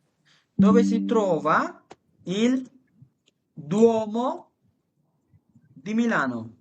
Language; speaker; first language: Italian; non-native, fluent; Bangla